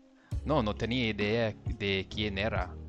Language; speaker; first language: Spanish; non-native, learner; English